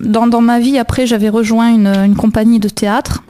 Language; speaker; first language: French; native; French